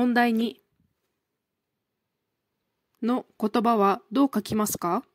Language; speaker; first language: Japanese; non-native, fluent; Kyrgyz